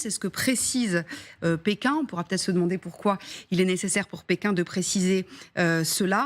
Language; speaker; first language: French; native; French